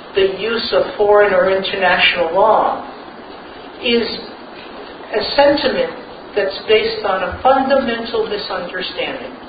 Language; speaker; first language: English; native; English